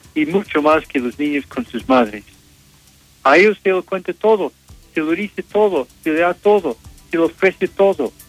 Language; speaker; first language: Spanish; non-native, fluent; English